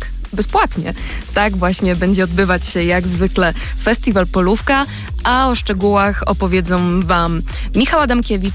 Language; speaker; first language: Polish; native; Polish